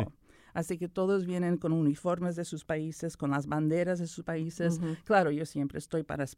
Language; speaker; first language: Spanish; early bilingual, other home language; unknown